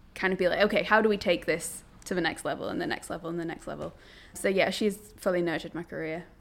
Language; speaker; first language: English; native; English